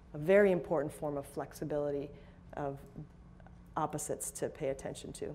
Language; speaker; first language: English; native; English